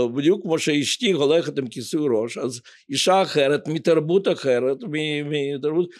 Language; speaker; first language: Hebrew; non-native, fluent; Ukrainian